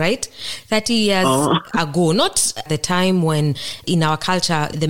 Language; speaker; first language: English; non-native, local second language; Kikuyu